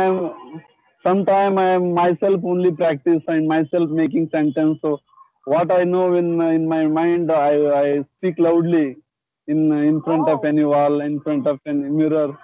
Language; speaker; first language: English; non-native, learner; Kannada